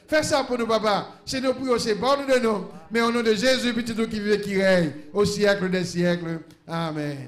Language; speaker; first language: French; non-native, local second language; Haitian Creole